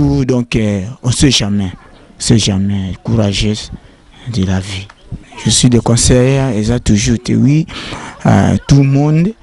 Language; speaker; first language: French; non-native, learner; Lingala